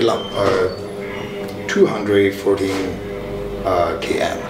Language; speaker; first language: English; non-native, learner; Tibetan